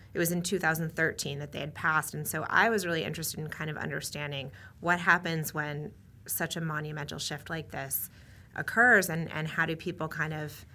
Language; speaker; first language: English; native; English